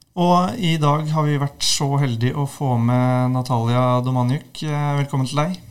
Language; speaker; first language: Norwegian; native; Norwegian